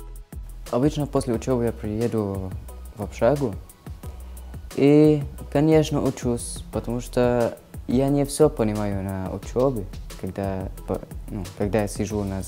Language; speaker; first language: Russian; non-native, learner; Arabic